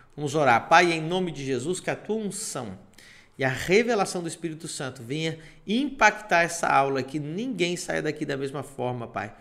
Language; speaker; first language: Portuguese; non-native, fluent; Spanish